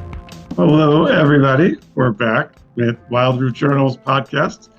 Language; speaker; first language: English; native; English